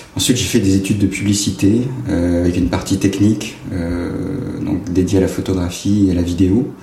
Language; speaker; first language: French; native; French